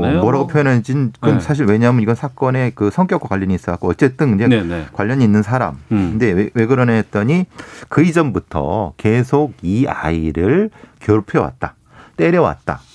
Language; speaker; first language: Korean; native; Korean